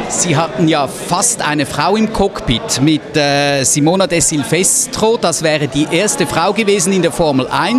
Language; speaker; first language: German; native; German